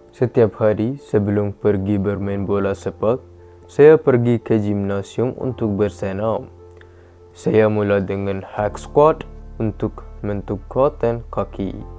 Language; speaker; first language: Malay; non-native, learner; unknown